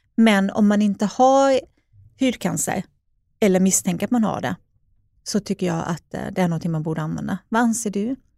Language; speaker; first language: Swedish; native; Swedish